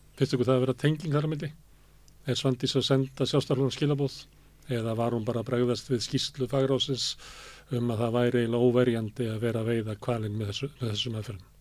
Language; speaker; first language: Icelandic; native; Icelandic